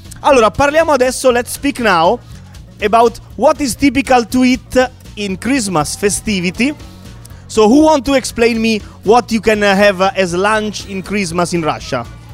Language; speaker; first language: English; non-native, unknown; Italian